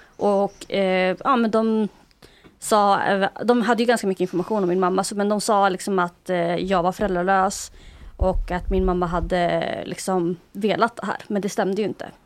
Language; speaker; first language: Swedish; early bilingual, other home language; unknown